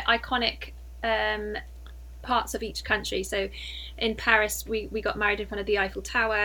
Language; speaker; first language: English; native; English